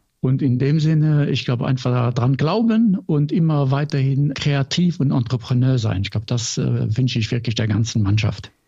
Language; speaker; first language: German; non-native, local second language; Luxembourgish